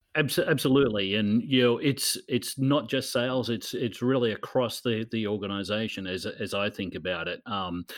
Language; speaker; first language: English; native; English